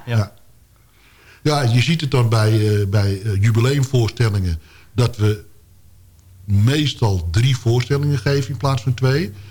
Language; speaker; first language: Dutch; native; Dutch